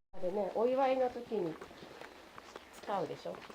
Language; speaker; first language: Japanese; native; Japanese